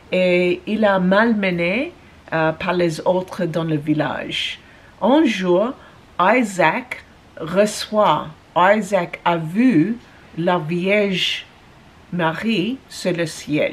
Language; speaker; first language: French; non-native, learner; English